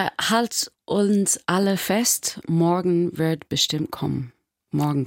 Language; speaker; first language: German; non-native, learner; English